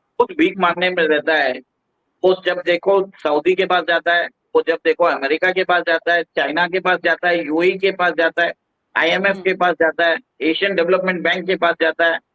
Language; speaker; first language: Hindi; native; Hindi